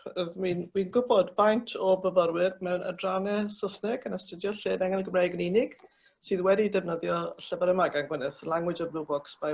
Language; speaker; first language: Welsh; native; Welsh